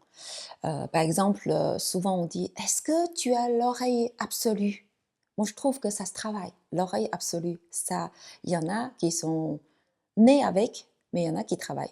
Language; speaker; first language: French; non-native, fluent; Chinese